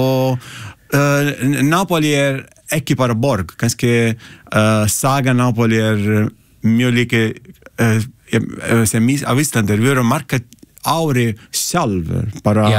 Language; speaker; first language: Icelandic; non-native, learner; Italian